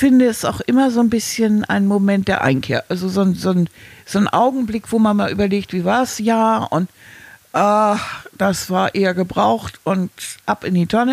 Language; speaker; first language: German; native; German